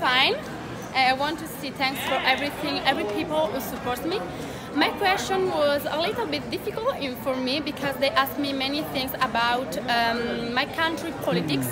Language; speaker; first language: English; non-native, learner; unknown